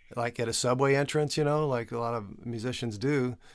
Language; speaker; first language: English; native; English